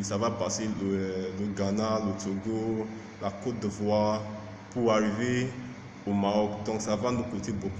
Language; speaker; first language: French; non-native, fluent; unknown